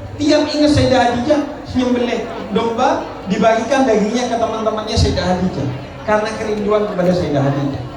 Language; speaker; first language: Indonesian; non-native, local second language; Madurese